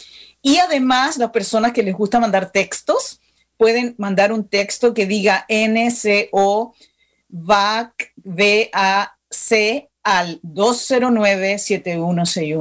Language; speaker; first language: Spanish; native; Spanish